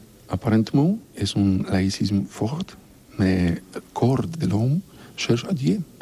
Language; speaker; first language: French; non-native, learner; Polish